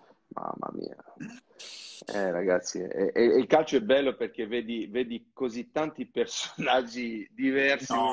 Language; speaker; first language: Italian; non-native, fluent; French